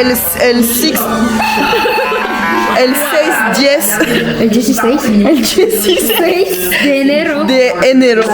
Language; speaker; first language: Spanish; non-native, learner; French